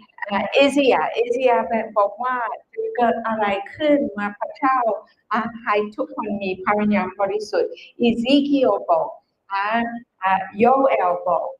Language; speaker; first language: Thai; non-native, fluent; English